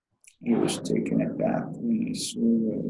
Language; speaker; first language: English; non-native, learner; Arabic